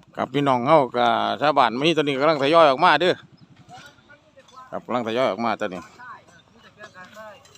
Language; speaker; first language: Thai; non-native, local second language; Northeastern Thai